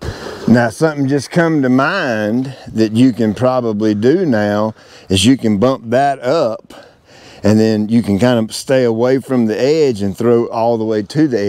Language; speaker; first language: English; native; English